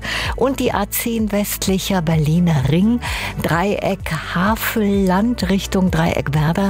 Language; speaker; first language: German; native; German